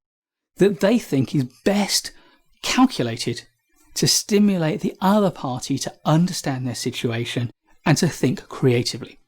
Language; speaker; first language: English; native; English